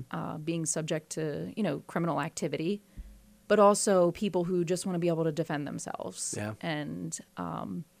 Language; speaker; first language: English; native; English